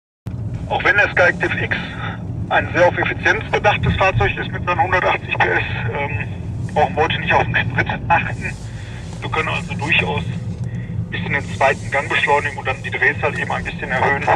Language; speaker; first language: German; native; German